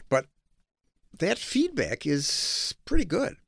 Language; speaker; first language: English; native; English